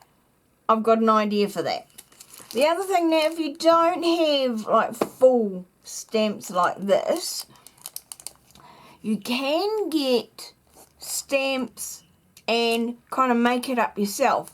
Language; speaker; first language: English; native; English